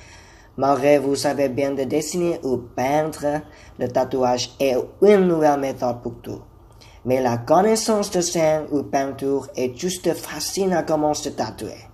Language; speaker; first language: French; non-native, learner; Thai